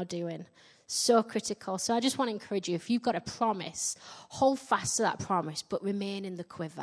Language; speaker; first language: English; native; English